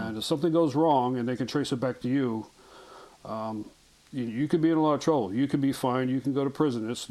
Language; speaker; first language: English; native; English